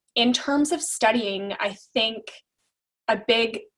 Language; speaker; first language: English; native; English